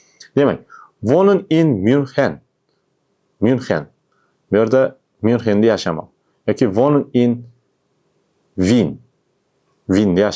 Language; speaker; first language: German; non-native, fluent; Uzbek